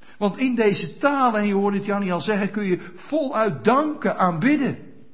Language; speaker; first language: Dutch; native; Dutch